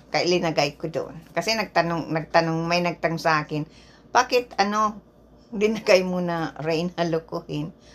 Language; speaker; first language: Filipino; non-native, local second language; Bikol